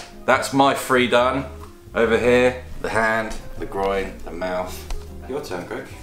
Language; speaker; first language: English; native; English